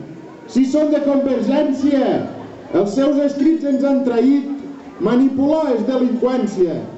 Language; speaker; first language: Catalan; native; Catalan